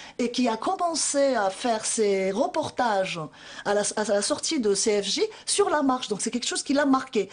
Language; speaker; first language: French; non-native, local second language; Arabic